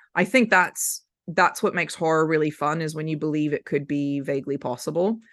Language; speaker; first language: English; native; English